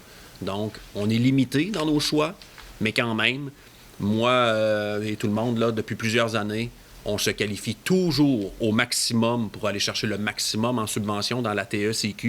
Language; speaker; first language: French; native; French